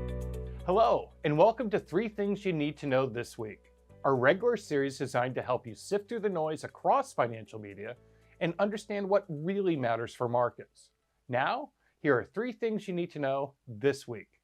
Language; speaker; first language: English; native; English